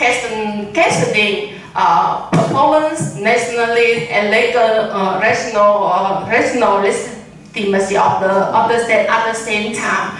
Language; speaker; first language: English; non-native, learner; Vietnamese